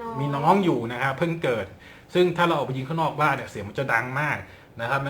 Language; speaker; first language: Thai; native; Thai